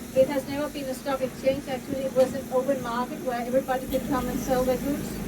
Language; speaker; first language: English; non-native, fluent; Danish